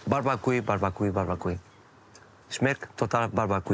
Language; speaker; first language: German; non-native, learner; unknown